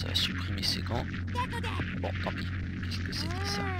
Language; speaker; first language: French; native; French